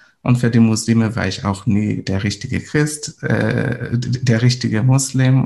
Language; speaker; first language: German; non-native, fluent; Swahili